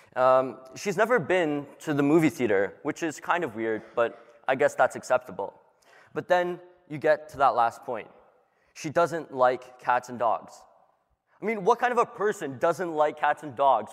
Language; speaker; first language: English; native; English